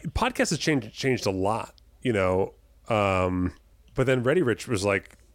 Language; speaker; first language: English; native; English